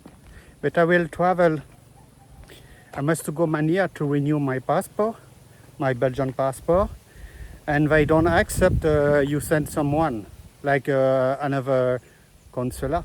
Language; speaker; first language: English; non-native, learner; French